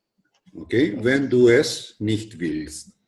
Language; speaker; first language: German; non-native, fluent; Greek